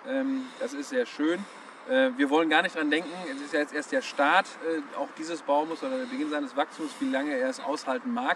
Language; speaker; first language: German; native; German